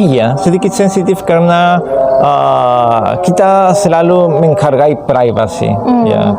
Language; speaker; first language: Indonesian; non-native, fluent; Spanish